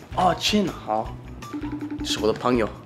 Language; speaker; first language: Chinese; non-native, learner; English